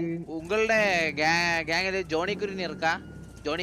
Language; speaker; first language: Tamil; non-native, learner; Malayalam